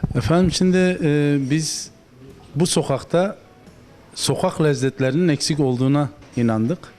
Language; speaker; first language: Turkish; native; Turkish